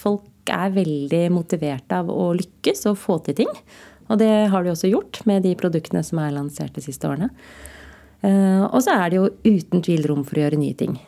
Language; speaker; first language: Norwegian; native; Norwegian